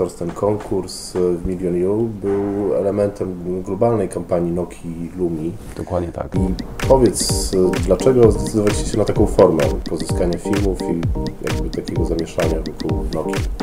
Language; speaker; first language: Polish; native; Polish